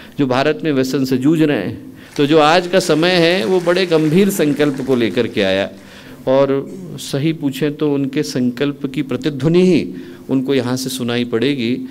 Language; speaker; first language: Hindi; native; Hindi